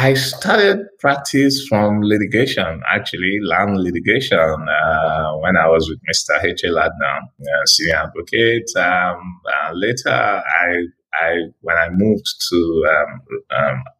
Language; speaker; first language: English; non-native, local second language; Igbo